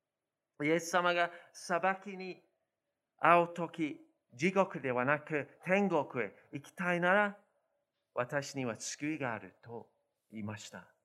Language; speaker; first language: Japanese; non-native, fluent; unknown